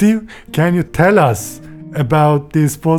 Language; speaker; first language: English; non-native, fluent; Turkish